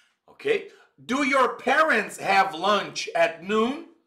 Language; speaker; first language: English; non-native, fluent; Portuguese